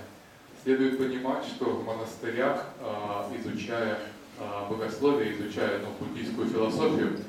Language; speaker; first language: Russian; native; Russian